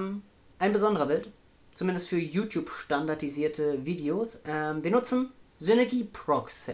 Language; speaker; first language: German; native; German